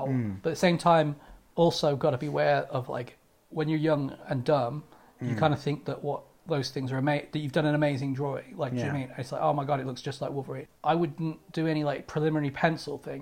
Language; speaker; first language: English; native; English